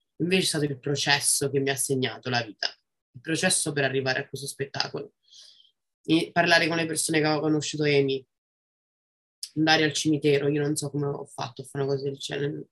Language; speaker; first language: Italian; native; Italian